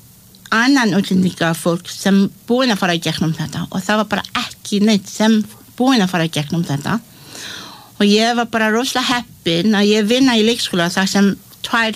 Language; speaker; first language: Icelandic; non-native, learner; Malay